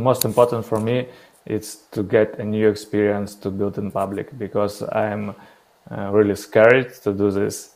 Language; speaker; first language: English; non-native, learner; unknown